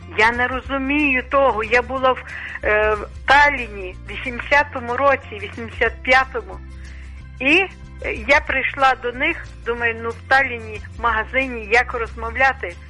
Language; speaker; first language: Ukrainian; native; Ukrainian